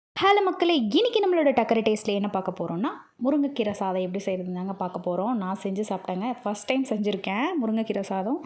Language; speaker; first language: Tamil; native; Tamil